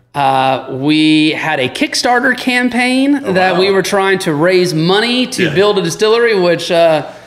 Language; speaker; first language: English; native; English